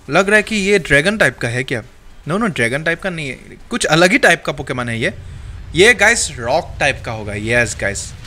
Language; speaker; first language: Hindi; native; Hindi